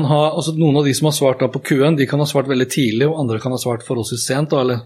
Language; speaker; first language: Norwegian; native; Norwegian